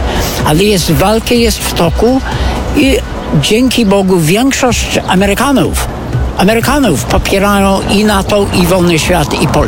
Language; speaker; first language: Polish; non-native, fluent; English